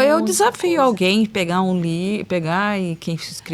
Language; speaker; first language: Portuguese; native; Portuguese